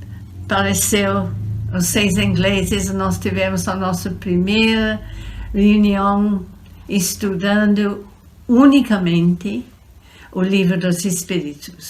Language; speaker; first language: Portuguese; non-native, fluent; English